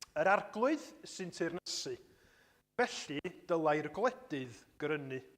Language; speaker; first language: Welsh; native; Welsh